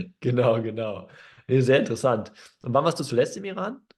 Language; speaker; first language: German; native; German